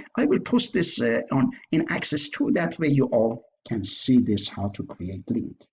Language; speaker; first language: English; non-native, fluent; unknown